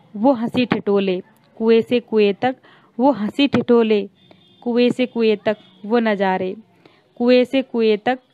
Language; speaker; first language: Hindi; native; Hindi